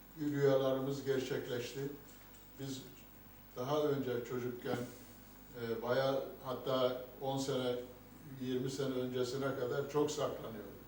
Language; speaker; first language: Turkish; native; Turkish